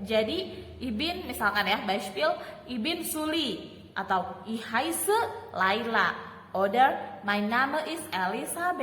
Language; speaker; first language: German; non-native, fluent; Indonesian